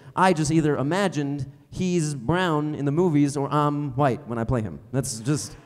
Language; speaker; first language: English; native; English